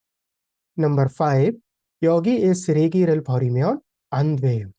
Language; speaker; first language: Korean; non-native, fluent; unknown